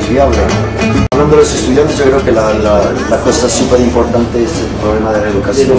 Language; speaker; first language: Spanish; early bilingual, heritage; Spanish